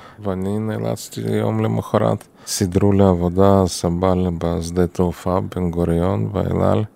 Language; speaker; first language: Hebrew; non-native, fluent; Yiddish